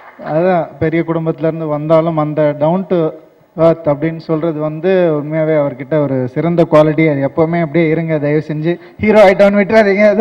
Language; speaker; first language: Tamil; native; Tamil